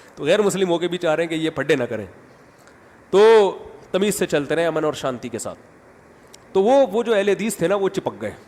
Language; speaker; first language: Urdu; native; Urdu